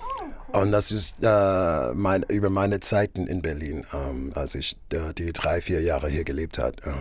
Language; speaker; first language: German; non-native, fluent; English